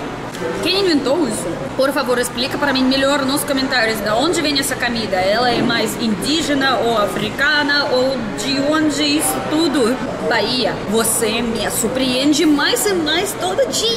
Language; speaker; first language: Portuguese; non-native, learner; Russian